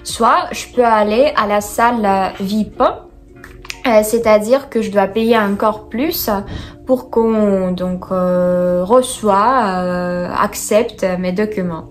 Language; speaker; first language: French; non-native, fluent; Russian